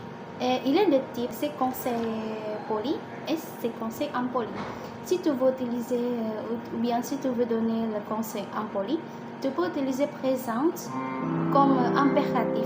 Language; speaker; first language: French; non-native, learner; Indonesian